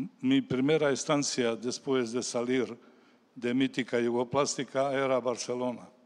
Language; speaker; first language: Spanish; non-native, learner; Serbian